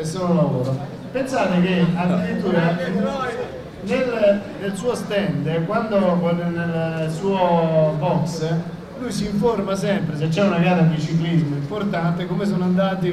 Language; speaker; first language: Italian; native; Italian